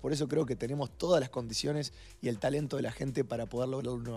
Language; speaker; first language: Spanish; native; Spanish